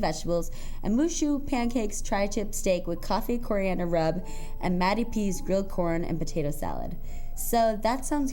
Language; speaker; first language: English; native; English